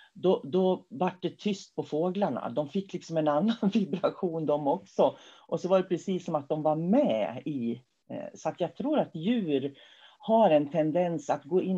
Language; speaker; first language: Swedish; native; Swedish